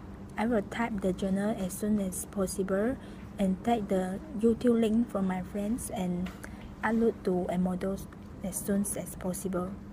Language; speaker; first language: English; non-native, local second language; Malay